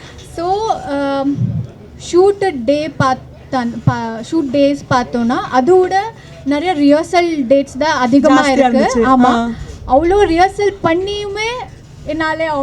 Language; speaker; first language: Tamil; non-native, learner; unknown